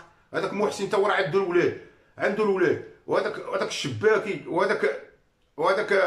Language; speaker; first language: Arabic; native; Arabic